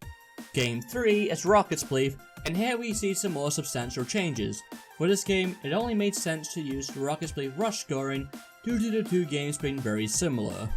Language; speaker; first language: English; native; English